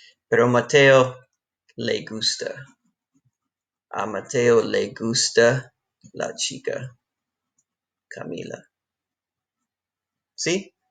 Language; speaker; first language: Spanish; non-native, fluent; English